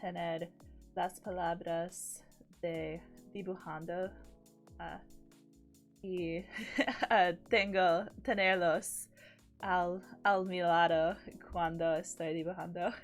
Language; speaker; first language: Spanish; non-native, learner; English